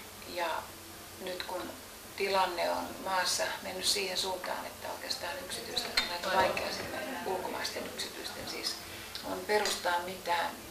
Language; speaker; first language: Finnish; native; Finnish